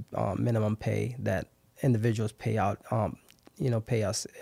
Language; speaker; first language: English; non-native, fluent; Haitian Creole